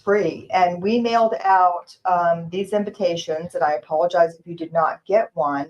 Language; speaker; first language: English; native; English